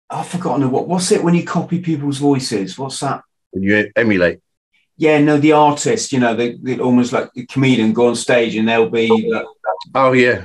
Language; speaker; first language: English; native; English